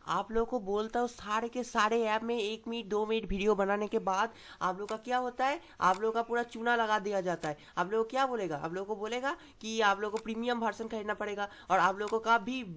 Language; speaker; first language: Hindi; non-native, local second language; Bangla